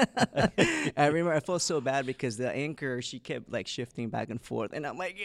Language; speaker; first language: English; early bilingual, other home language; Chinese